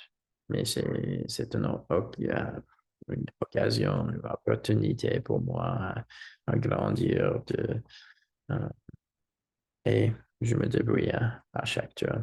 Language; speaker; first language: French; non-native, learner; English